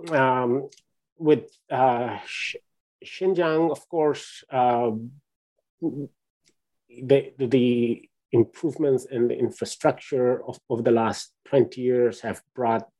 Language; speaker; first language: English; non-native, local second language; Urdu